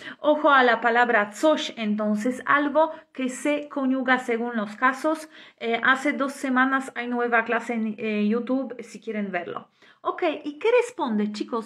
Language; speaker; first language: Spanish; non-native, fluent; Polish